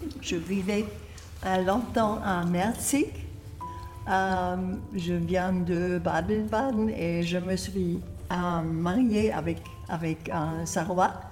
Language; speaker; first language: French; non-native, learner; German